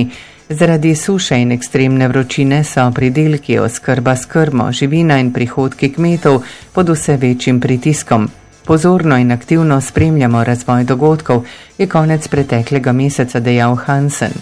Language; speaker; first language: Slovenian; native; Slovenian